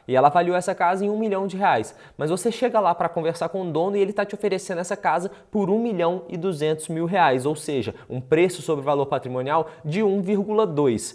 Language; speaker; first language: Portuguese; native; Portuguese